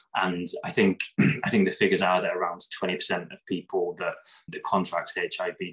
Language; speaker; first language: English; native; English